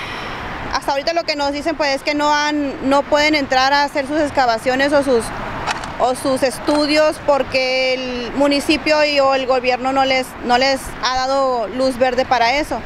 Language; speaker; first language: Spanish; native; Spanish